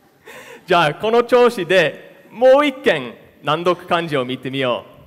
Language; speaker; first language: Japanese; non-native, fluent; English